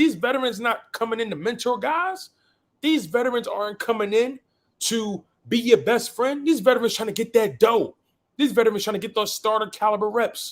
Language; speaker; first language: English; native; English